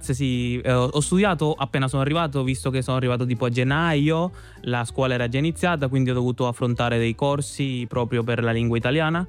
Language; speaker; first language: Italian; non-native, fluent; Spanish